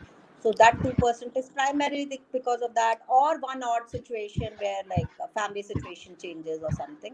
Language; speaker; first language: English; non-native, local second language; Hindi